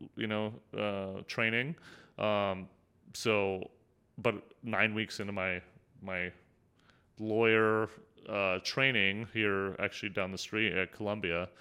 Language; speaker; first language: English; early bilingual, other home language; Hindi